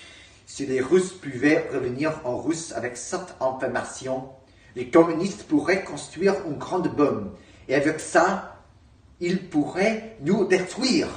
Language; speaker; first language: French; non-native, learner; English